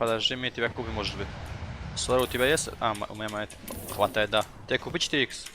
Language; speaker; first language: Russian; non-native, local second language; Tajik